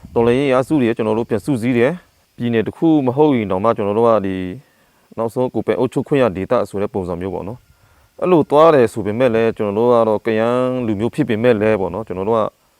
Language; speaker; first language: Burmese; non-native, local second language; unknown